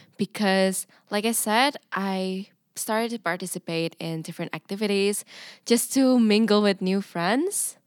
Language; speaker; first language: English; non-native, fluent; Indonesian